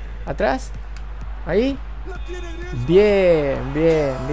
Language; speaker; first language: Spanish; native; Spanish